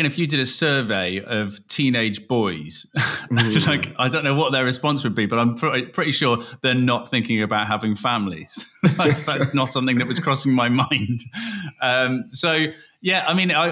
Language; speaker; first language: English; native; English